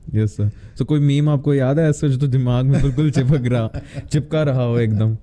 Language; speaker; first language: Hindi; native; Hindi